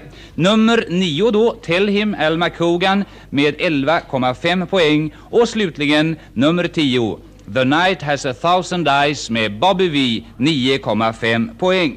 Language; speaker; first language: Swedish; native; Swedish